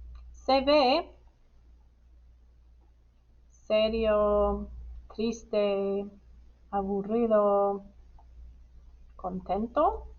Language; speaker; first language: Spanish; non-native, fluent; English